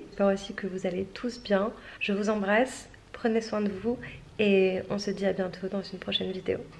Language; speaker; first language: French; native; French